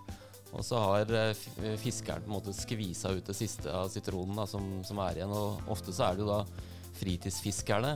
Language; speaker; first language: Norwegian; native; Norwegian